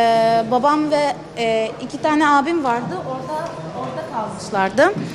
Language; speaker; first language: Turkish; non-native, fluent; Arabic